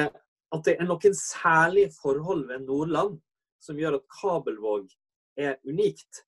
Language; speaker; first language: Norwegian; native; Norwegian